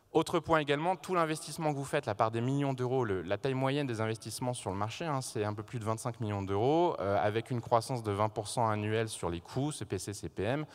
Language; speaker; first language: French; native; French